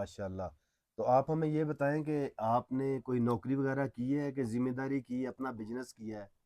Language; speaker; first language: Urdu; non-native, local second language; Punjabi